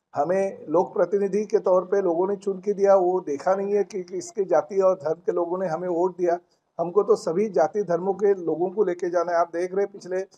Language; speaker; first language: Hindi; non-native, local second language; Marathi